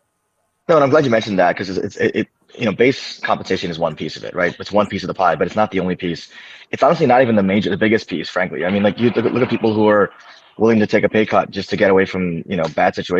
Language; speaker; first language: English; native; English